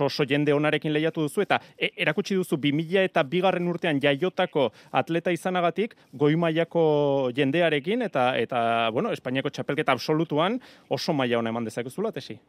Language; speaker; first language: Basque; native; Basque